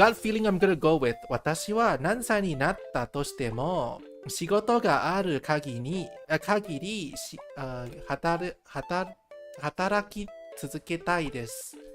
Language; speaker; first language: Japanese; non-native, learner; English